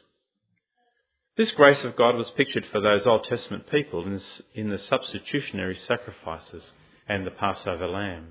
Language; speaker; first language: English; native; English